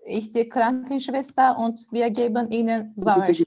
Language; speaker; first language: German; non-native, learner; Turkish